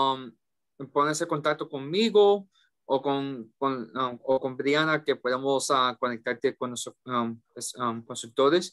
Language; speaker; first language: Spanish; early bilingual, heritage; English